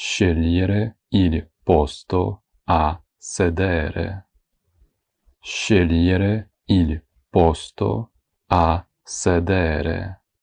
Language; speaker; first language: Italian; non-native, fluent; Ukrainian